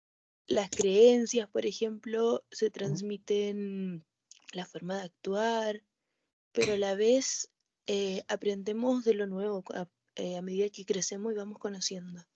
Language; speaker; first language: Spanish; native; Spanish